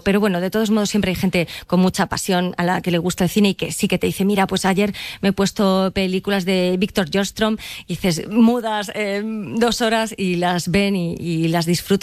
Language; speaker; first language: Spanish; native; Spanish